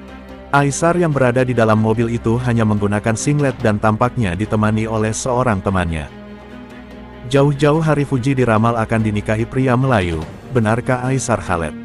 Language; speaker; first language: Indonesian; native; Indonesian